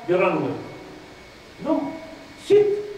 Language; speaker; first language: English; non-native, fluent; Arabic